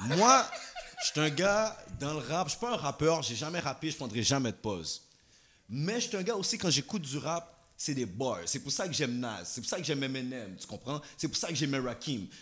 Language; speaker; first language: French; native; French